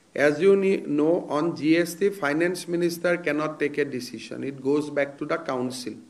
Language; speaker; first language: English; non-native, local second language; Assamese